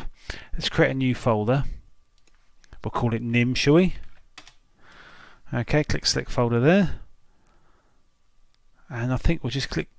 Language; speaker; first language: English; native; English